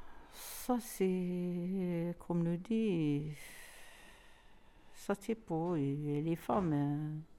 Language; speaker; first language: French; non-native, learner; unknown